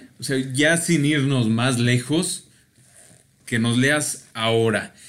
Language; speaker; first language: Spanish; native; Spanish